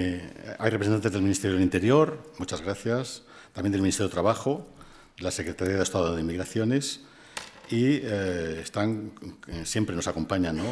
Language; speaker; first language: Spanish; native; Spanish